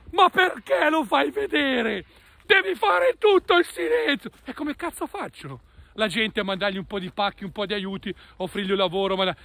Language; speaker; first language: Italian; native; Italian